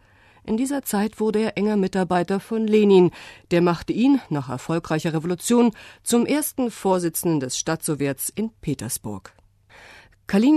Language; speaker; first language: German; native; German